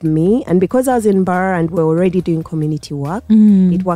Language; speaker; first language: English; non-native, local second language; Ganda